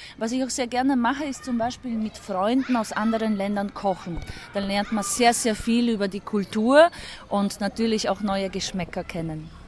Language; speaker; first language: German; early bilingual, other home language; Polish